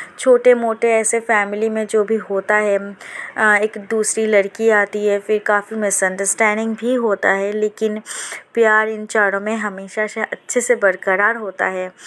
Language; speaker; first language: Hindi; non-native, local second language; Bangla